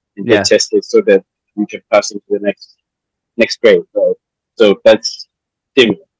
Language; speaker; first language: English; non-native, local second language; Shona